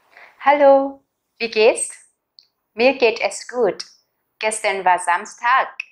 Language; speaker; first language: German; non-native, fluent; Vietnamese